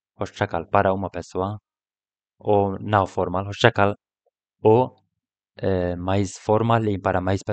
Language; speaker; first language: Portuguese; non-native, learner; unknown